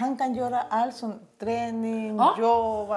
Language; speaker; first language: Swedish; non-native, learner; Spanish